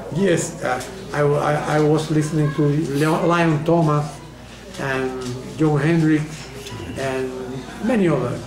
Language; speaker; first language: English; non-native, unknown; Spanish